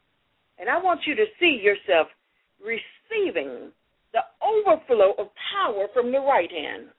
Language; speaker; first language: English; native; English